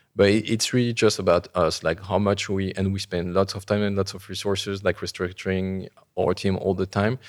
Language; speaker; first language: English; non-native, fluent; French